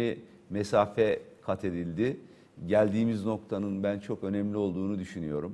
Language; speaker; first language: Turkish; native; Turkish